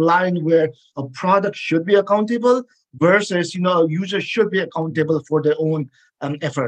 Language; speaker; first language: English; non-native, local second language; Nepali